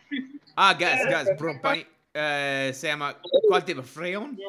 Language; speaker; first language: Spanish; non-native, learner; English